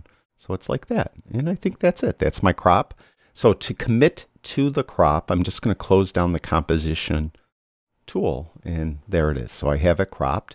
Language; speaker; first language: English; native; English